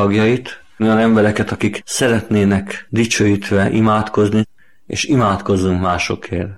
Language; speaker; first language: Hungarian; native; Hungarian